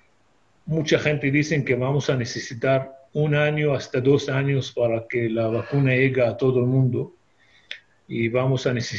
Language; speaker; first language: Spanish; non-native, fluent; Hebrew